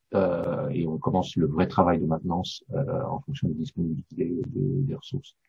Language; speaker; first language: French; non-native, fluent; English